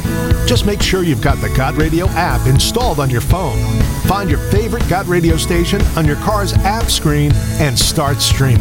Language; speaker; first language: English; native; English